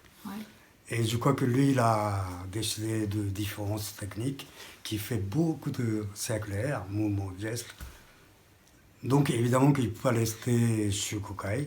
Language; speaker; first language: French; non-native, learner; Japanese